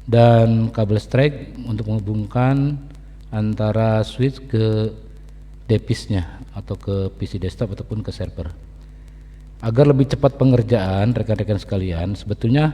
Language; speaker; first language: Indonesian; native; Indonesian